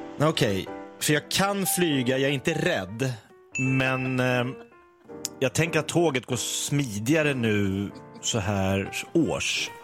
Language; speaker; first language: Swedish; native; Swedish